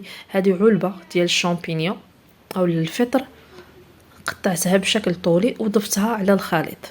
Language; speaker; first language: Arabic; native; Arabic